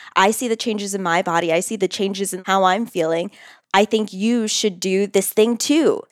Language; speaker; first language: English; native; English